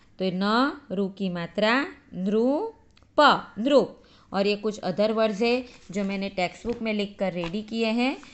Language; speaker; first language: Hindi; native; Hindi